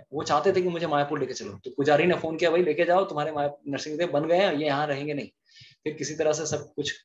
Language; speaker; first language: Hindi; non-native, local second language; Bangla